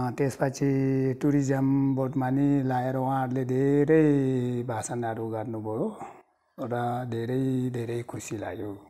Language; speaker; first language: Nepali; non-native, local second language; Sherpa